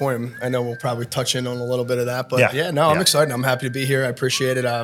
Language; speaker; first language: English; native; English